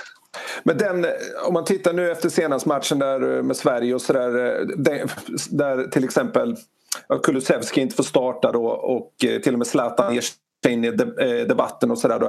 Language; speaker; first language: Swedish; native; Swedish